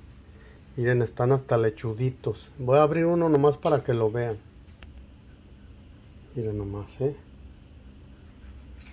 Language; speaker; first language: Spanish; native; Spanish